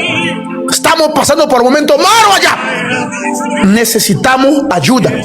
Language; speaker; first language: Spanish; non-native, learner; Haitian Creole